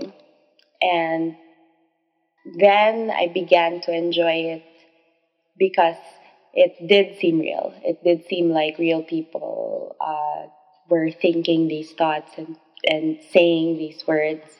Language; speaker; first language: English; non-native, local second language; Filipino